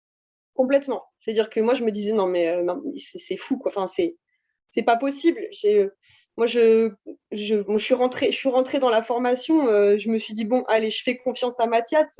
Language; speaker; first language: French; native; French